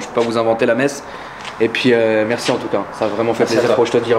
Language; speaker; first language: French; native; French